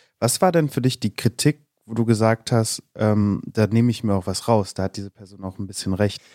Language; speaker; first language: German; native; German